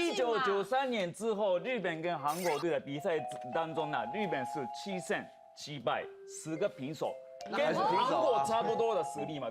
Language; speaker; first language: Chinese; non-native, fluent; Japanese